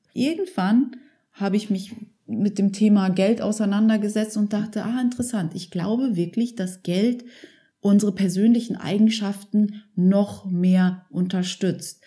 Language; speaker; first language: German; early bilingual, other home language; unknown